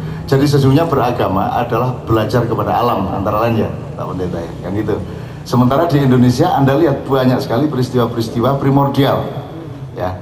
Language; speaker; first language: Indonesian; non-native, local second language; Javanese